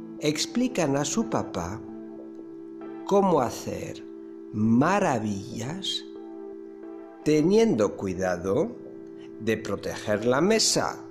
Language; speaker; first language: Spanish; non-native, learner; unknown